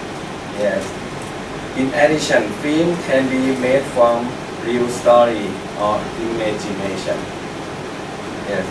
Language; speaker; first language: English; non-native, learner; Thai